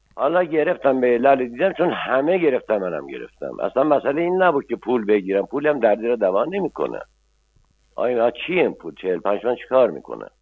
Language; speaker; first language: Persian; non-native, local second language; Azerbaijani